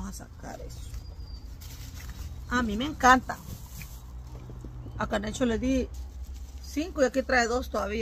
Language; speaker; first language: Spanish; native; Spanish